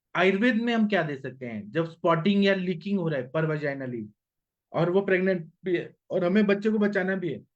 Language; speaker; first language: Hindi; non-native, local second language; Marathi